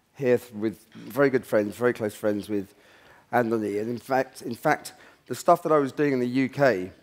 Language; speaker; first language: English; native; English